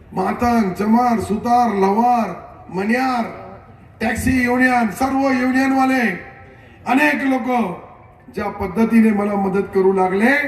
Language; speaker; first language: Marathi; non-native, local second language; Urdu